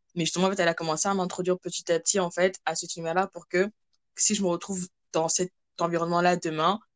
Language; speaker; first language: French; early bilingual, other home language; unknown